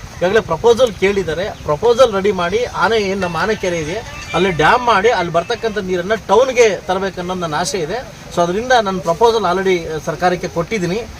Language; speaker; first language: Kannada; native; Kannada